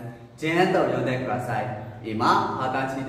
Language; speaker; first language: Japanese; non-native, learner; Burmese